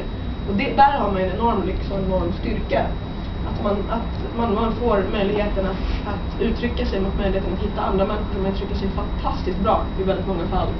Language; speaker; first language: Swedish; native; Swedish